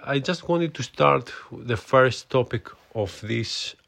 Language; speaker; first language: English; non-native, fluent; Greek